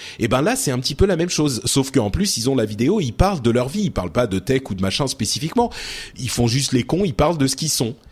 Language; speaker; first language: French; early bilingual, other home language; Arabic